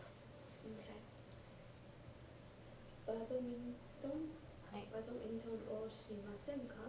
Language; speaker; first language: Japanese; non-native, learner; English